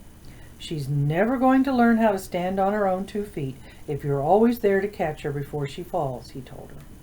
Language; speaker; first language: English; native; English